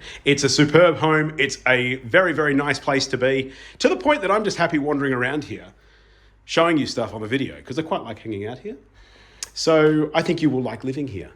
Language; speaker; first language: English; native; English